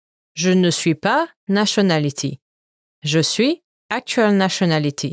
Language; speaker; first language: French; native; French